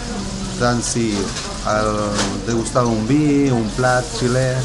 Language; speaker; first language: Catalan; non-native, learner; Spanish